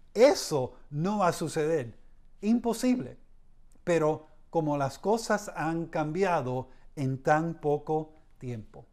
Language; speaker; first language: Spanish; early bilingual, heritage; Spanish